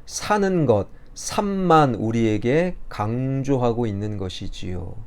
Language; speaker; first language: Korean; native; Korean